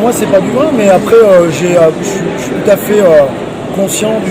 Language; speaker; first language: French; native; French